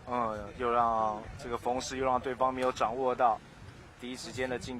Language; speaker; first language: Chinese; native; Chinese